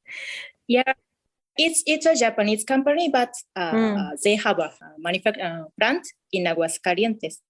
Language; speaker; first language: English; non-native, fluent; Japanese